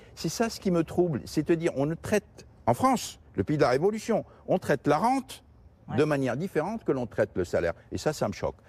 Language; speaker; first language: French; non-native, local second language; Portuguese